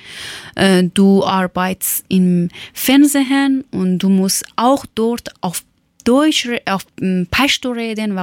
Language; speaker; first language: German; non-native, learner; Persian